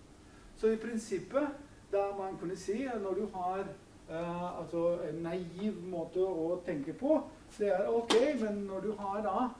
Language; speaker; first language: Norwegian; non-native, fluent; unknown